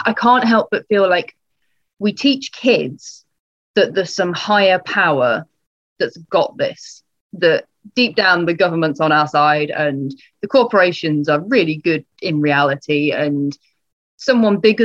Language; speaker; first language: English; native; English